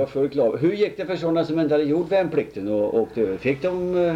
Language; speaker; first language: Swedish; native; Swedish